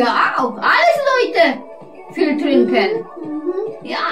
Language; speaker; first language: German; non-native, learner; Polish